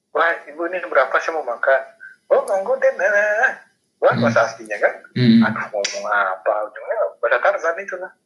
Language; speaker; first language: Indonesian; non-native, local second language; Minangkabau